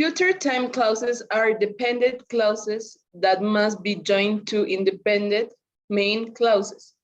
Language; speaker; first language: English; non-native, learner; Spanish